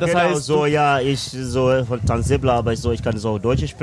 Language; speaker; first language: German; non-native, learner; Swahili